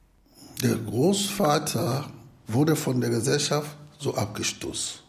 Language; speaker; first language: German; non-native, fluent; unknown